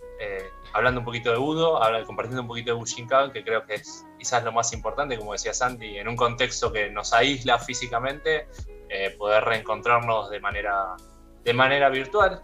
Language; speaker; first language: Spanish; native; Spanish